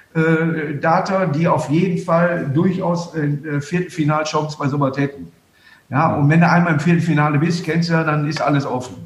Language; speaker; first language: German; native; German